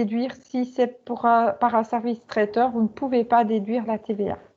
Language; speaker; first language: French; native; French